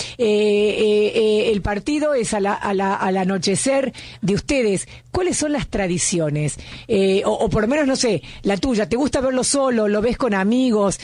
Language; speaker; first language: Spanish; native; Spanish